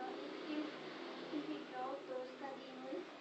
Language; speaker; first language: English; non-native, learner; Indonesian